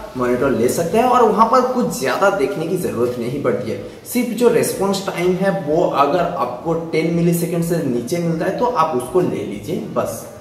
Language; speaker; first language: Hindi; non-native, local second language; Bangla